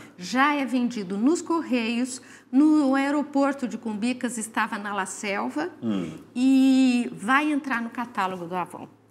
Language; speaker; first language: Portuguese; native; Portuguese